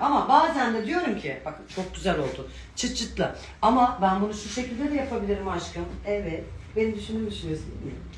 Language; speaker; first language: Turkish; native; Turkish